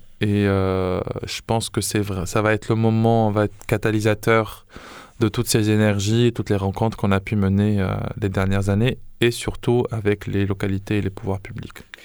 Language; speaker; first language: French; non-native, local second language; Arabic